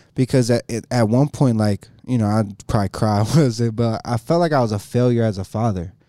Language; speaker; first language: English; native; English